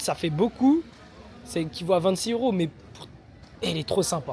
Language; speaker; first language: French; native; French